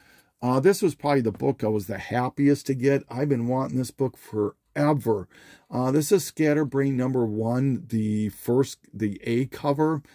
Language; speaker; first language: English; native; English